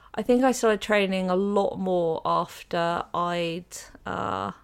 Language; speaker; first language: English; native; English